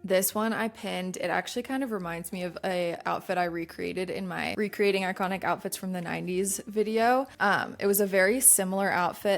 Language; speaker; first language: English; native; English